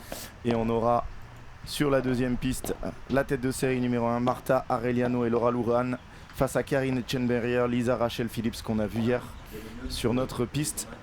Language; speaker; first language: French; native; French